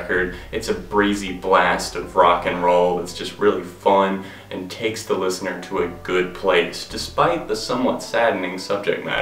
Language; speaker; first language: English; native; English